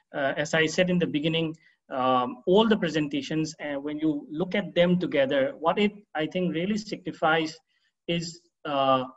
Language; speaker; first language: English; non-native, local second language; Manipuri